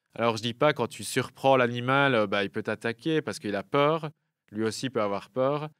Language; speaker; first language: French; native; French